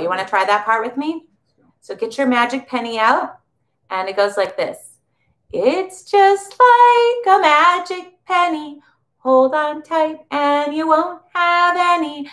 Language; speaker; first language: English; native; English